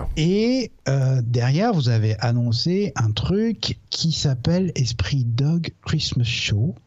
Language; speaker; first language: French; native; French